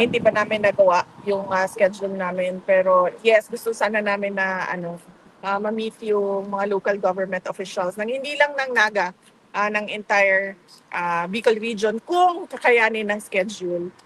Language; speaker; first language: Filipino; non-native, local second language; Cebuano